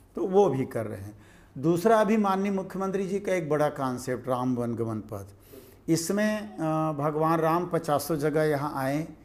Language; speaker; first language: Hindi; native; Hindi